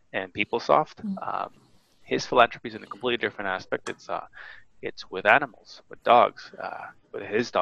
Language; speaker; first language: English; native; English